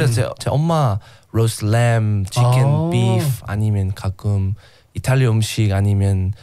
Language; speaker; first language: Korean; non-native, learner; English